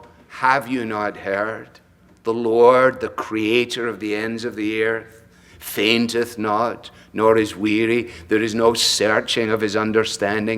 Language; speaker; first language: English; native; English